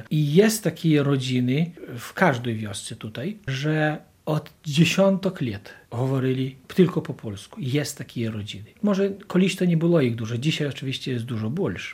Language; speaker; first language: Polish; non-native, local second language; Ukrainian